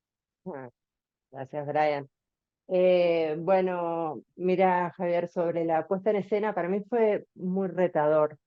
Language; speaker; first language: Spanish; native; Spanish